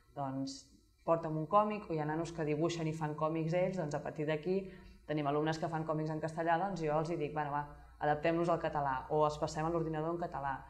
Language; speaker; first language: Catalan; native; Catalan